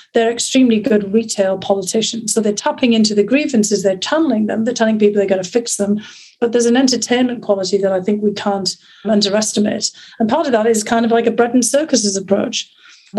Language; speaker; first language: English; native; English